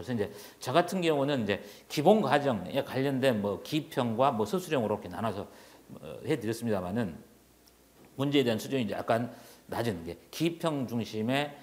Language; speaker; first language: Korean; native; Korean